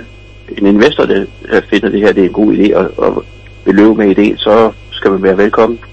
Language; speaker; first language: Danish; native; Danish